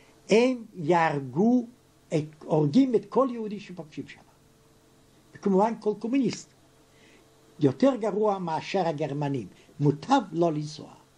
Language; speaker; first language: Hebrew; non-native, fluent; Yiddish